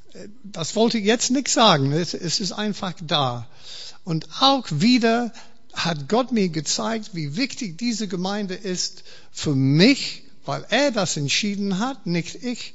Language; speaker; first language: German; non-native, fluent; English